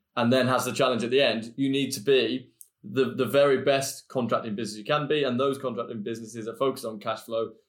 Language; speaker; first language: English; native; English